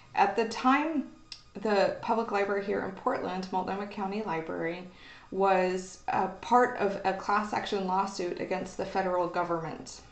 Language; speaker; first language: English; native; English